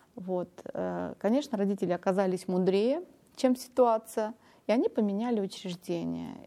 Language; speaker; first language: Russian; non-native, local second language; Armenian